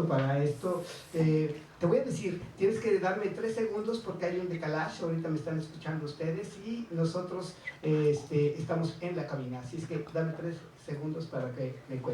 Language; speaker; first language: Spanish; native; Spanish